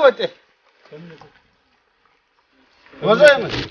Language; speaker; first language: Russian; non-native, local second language; Kyrgyz